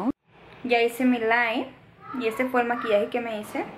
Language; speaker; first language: Spanish; native; Spanish